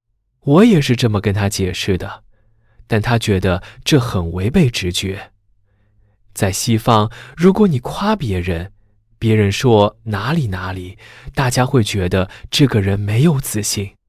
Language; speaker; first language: Chinese; native; Chinese